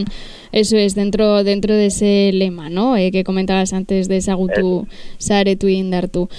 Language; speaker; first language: Spanish; native; Spanish